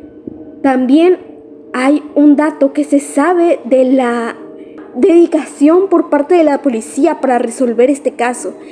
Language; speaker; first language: Spanish; native; Spanish